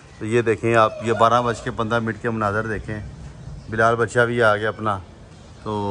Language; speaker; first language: Urdu; non-native, local second language; Punjabi